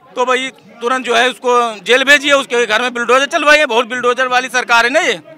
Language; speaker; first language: Hindi; native; Hindi